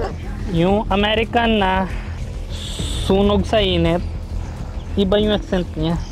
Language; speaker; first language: Filipino; non-native, learner; Punjabi